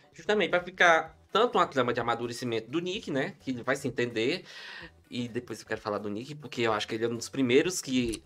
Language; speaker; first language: Portuguese; native; Portuguese